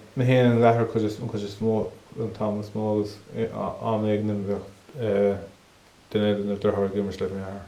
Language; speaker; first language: Irish; native; Irish